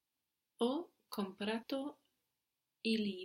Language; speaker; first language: Italian; non-native, learner; English